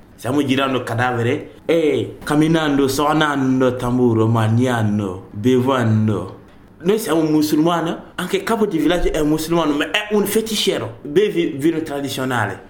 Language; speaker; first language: Italian; non-native, learner; Bambara